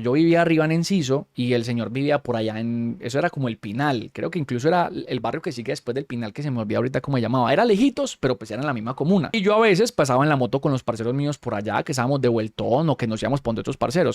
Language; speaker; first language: Spanish; native; Spanish